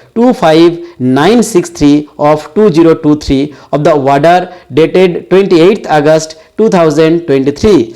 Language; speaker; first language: English; non-native, local second language; Bangla